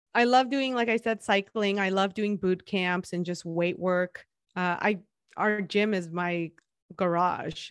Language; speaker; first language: English; non-native, fluent; Spanish